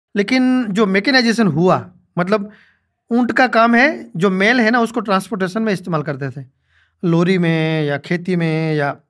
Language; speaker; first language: Hindi; non-native, local second language; Gujarati